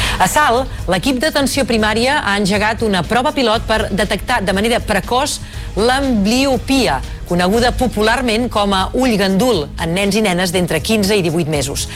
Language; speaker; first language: Catalan; native; Catalan